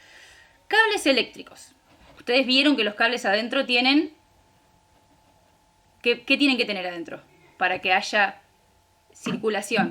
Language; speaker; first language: Spanish; native; Spanish